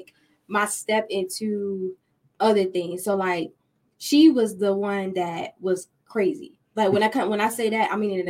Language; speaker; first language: English; native; English